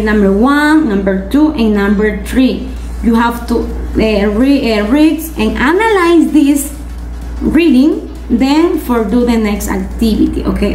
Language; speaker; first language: English; non-native, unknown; Spanish